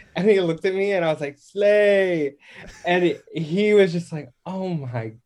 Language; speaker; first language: English; native; English